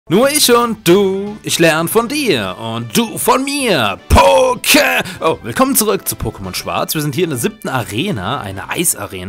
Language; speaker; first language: German; native; German